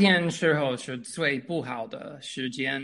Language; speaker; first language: Chinese; non-native, fluent; English